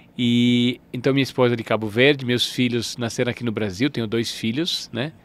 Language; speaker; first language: Portuguese; non-native, fluent; Italian